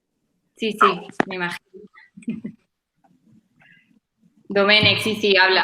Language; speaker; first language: Spanish; native; Spanish